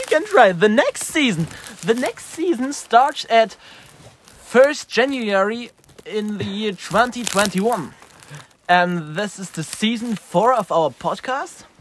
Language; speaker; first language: English; non-native, learner; German